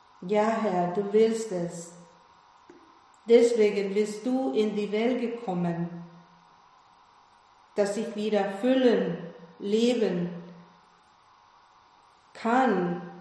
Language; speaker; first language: German; non-native, fluent; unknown